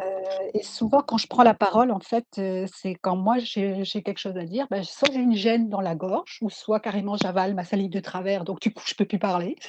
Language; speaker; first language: French; native; French